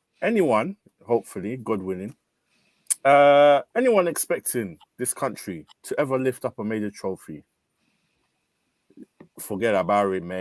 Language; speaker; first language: English; native; English